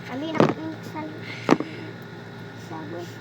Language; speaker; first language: Filipino; non-native, local second language; Cebuano